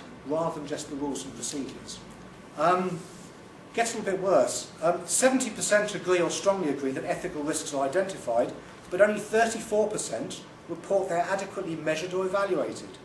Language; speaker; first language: English; native; English